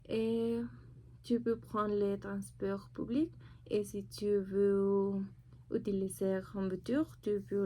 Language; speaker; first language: French; non-native, learner; Spanish